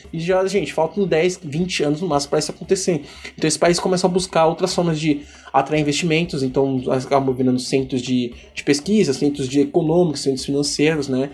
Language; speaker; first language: Portuguese; early bilingual, other home language; Igbo